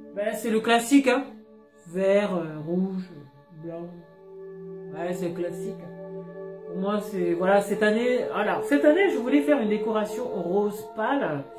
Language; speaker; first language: French; native; French